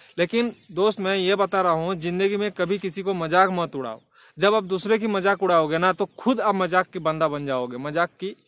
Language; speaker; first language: Hindi; non-native, local second language; Bangla